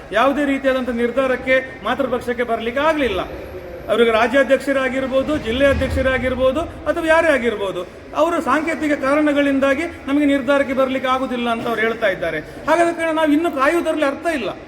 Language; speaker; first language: Kannada; native; Kannada